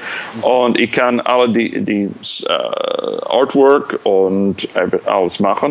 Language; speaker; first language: German; non-native, fluent; English